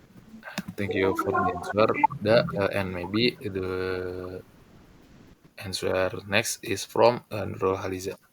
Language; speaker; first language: English; non-native, learner; Indonesian